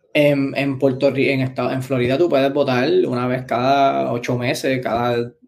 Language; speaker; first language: Spanish; native; Spanish